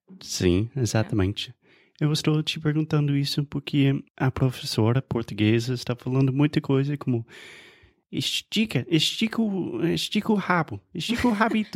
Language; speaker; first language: Portuguese; non-native, fluent; English